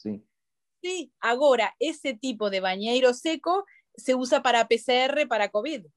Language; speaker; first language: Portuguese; non-native, learner; Spanish